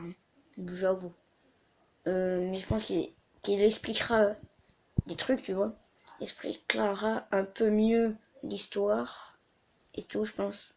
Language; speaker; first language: French; native; French